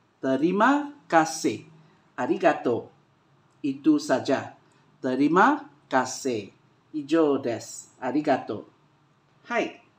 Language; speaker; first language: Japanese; non-native, learner; Malay